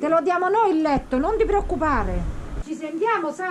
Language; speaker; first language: Italian; native; Italian